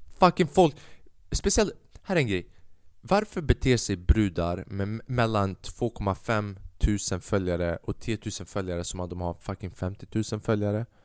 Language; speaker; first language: Swedish; early bilingual, other home language; Albanian